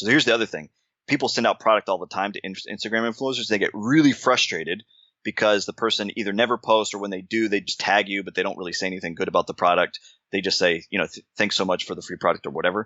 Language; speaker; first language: English; native; English